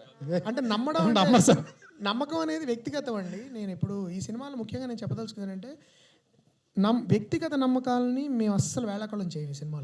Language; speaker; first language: Telugu; native; Telugu